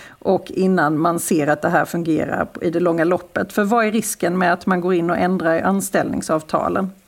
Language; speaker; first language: Swedish; native; Swedish